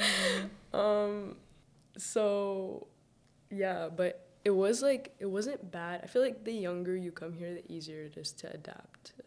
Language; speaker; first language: English; early bilingual, other home language; Arabic